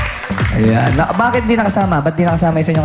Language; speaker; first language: Filipino; native; Filipino